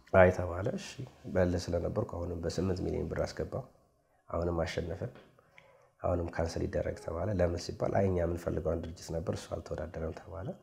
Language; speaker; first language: Amharic; native; Amharic